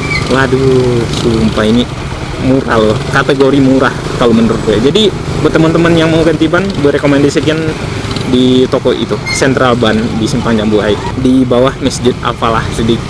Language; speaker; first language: Indonesian; native; Indonesian